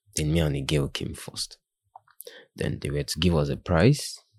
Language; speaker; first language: English; non-native, local second language; Yoruba